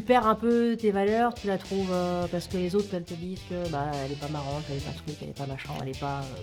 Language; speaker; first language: French; native; French